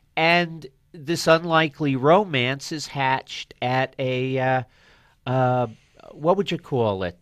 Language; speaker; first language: English; native; English